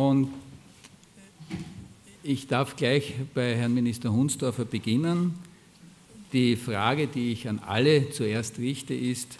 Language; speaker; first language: German; native; German